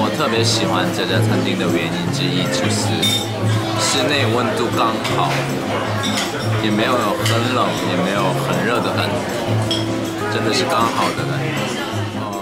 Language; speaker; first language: Chinese; non-native, fluent; Korean